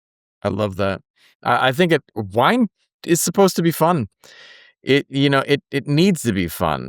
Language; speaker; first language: English; native; English